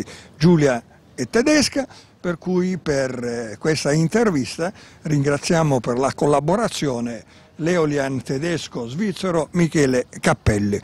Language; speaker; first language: Italian; native; Italian